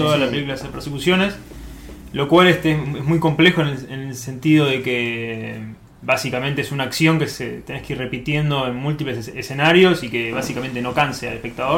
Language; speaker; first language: Spanish; native; Spanish